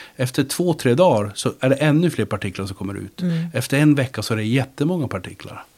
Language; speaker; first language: Swedish; native; Swedish